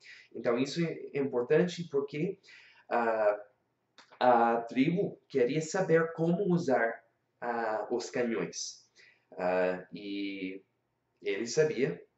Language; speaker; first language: Portuguese; non-native, learner; English